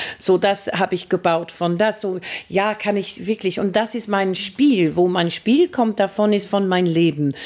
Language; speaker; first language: German; non-native, fluent; English